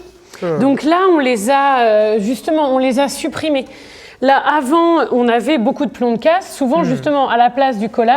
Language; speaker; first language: French; native; French